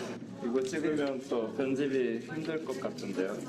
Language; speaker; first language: Korean; non-native, fluent; Japanese